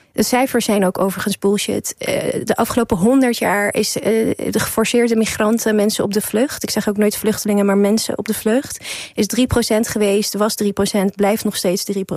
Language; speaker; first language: Dutch; early bilingual, other home language; Persian